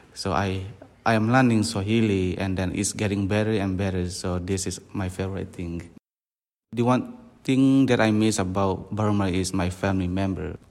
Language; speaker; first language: English; non-native, fluent; Burmese